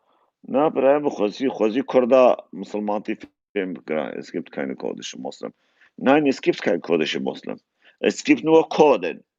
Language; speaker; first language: German; non-native, fluent; Kurdish